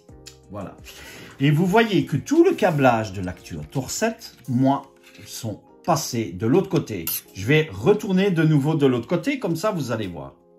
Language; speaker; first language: French; native; French